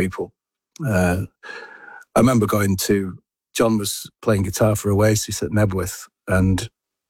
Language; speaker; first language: English; native; English